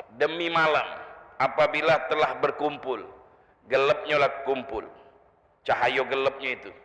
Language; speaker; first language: Malay; native; Malay